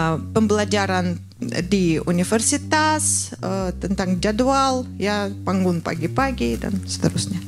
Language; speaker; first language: Indonesian; non-native, fluent; Russian